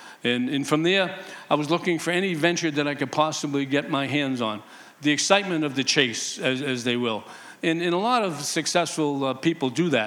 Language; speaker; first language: English; native; English